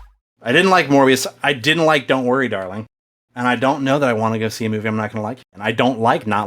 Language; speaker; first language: English; native; English